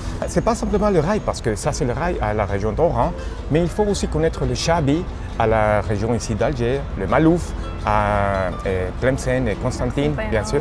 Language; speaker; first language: French; non-native, fluent; Spanish